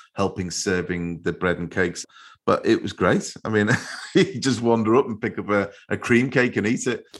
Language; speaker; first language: English; native; English